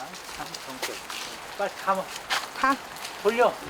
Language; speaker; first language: Korean; native; Korean